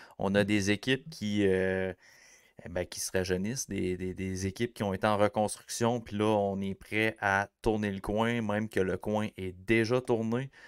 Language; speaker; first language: French; native; French